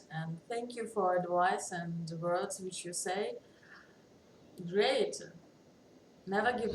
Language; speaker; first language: English; non-native, learner; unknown